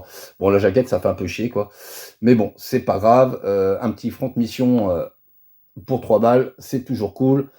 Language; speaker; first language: French; native; French